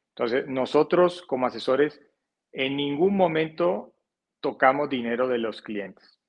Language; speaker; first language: Spanish; native; Spanish